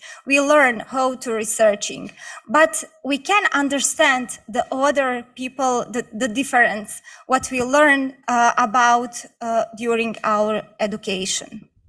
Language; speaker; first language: English; non-native, learner; Bosnian